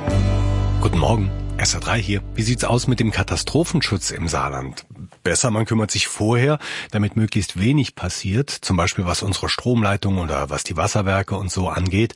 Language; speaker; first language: German; native; German